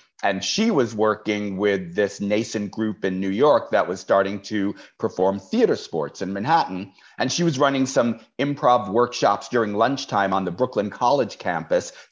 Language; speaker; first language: English; native; English